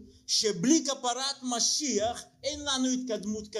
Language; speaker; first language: Hebrew; non-native, fluent; Russian